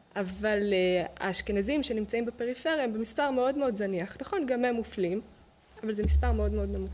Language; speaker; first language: Hebrew; native; Hebrew